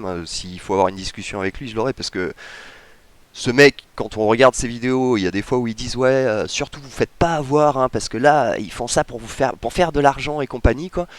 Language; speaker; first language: French; native; French